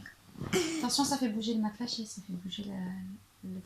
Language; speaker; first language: French; native; French